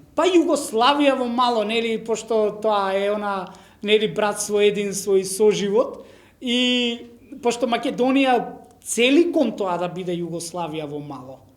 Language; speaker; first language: Macedonian; non-native, local second language; Romany